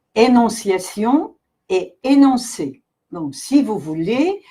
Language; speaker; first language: French; non-native, fluent; Russian